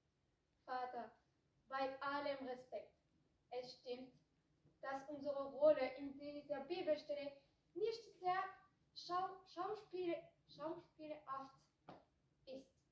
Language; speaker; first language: German; non-native, learner; French